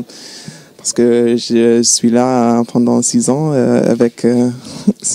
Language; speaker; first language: French; non-native, fluent; English